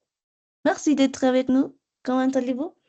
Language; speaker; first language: French; non-native, learner; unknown